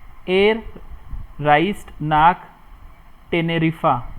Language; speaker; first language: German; non-native, fluent; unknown